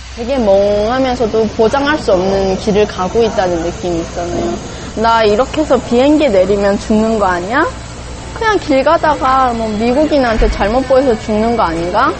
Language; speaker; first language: Korean; native; Korean